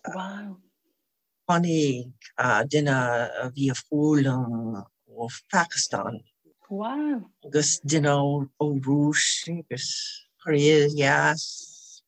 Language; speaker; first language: Irish; non-native, learner; English